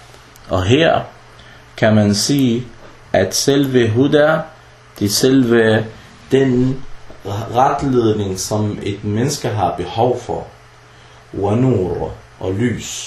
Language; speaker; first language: Danish; early bilingual, other home language; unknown